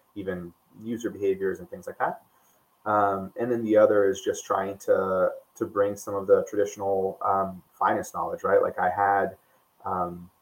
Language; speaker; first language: English; non-native, fluent; Portuguese